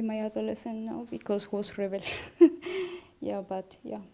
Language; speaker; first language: English; non-native, learner; Spanish